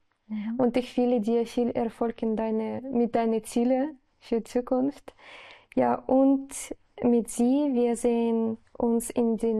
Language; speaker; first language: German; non-native, learner; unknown